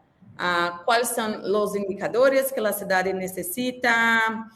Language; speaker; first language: Spanish; non-native, learner; Portuguese